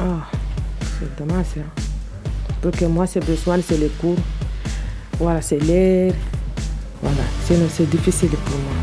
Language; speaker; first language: French; non-native, learner; Arabic